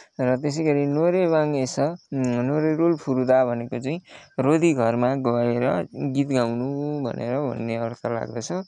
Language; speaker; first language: Nepali; native; Nepali